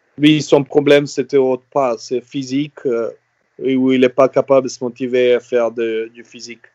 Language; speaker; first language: French; non-native, fluent; Serbian